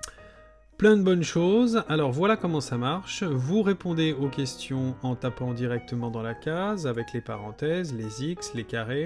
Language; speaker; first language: French; native; French